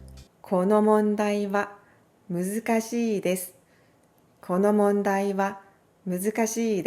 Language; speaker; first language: Japanese; non-native, fluent; Korean